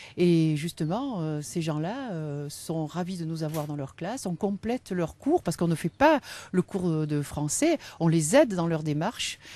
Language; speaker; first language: French; native; French